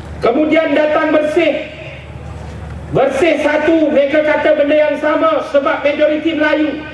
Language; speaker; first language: Malay; native; Malay